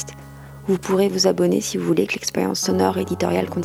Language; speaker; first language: French; native; French